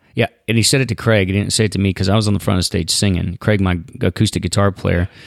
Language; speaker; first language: English; native; English